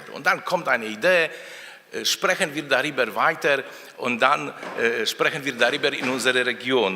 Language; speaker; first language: German; non-native, fluent; Polish